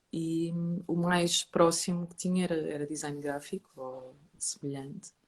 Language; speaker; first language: Portuguese; native; Portuguese